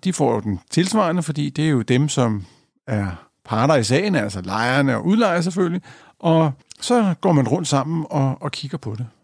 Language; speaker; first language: Danish; native; Danish